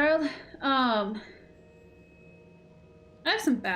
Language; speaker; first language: English; native; English